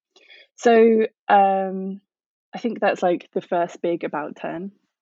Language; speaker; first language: English; native; English